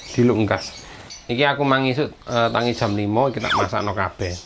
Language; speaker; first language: Javanese; non-native, local second language; English